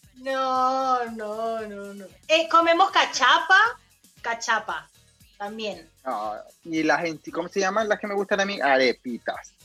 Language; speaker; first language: Spanish; native; Spanish